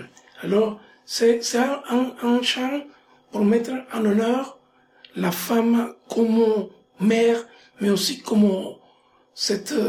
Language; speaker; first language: French; non-native, fluent; Spanish